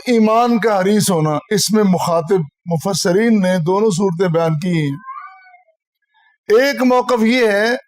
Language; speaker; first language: Urdu; non-native, local second language; Punjabi